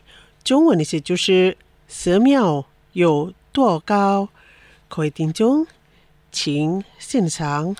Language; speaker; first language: Chinese; non-native, fluent; Indonesian